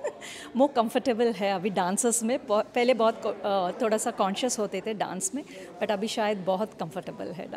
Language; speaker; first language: Hindi; non-native, local second language; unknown